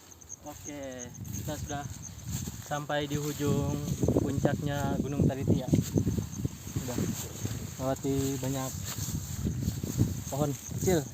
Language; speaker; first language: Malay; non-native, local second language; Sundanese